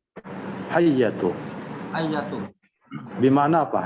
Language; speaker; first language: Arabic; non-native, fluent; Indonesian